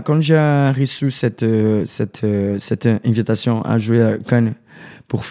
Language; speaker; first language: French; non-native, learner; Portuguese